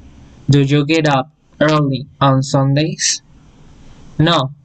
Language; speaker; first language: English; non-native, fluent; Spanish